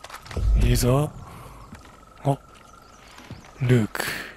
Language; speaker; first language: Japanese; native; Japanese